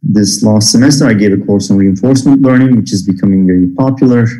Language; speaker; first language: English; non-native, fluent; Turkish